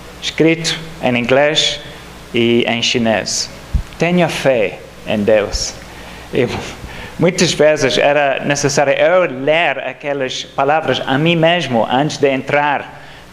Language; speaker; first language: Portuguese; non-native, fluent; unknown